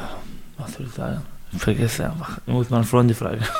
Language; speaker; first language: German; non-native, learner; Baluchi